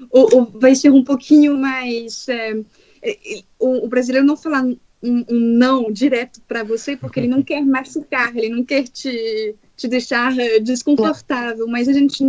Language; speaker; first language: Portuguese; non-native, fluent; French